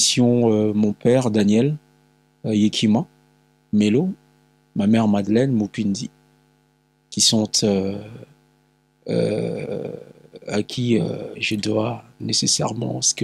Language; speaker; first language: French; non-native, local second language; Lingala